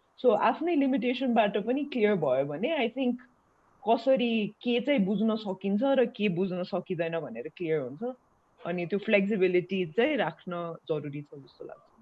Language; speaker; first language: Nepali; non-native, local second language; Maithili